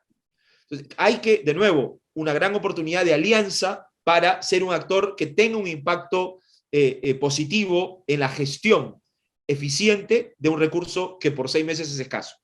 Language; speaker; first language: Spanish; native; Spanish